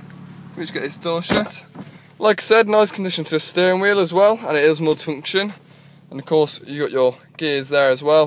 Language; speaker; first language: English; native; English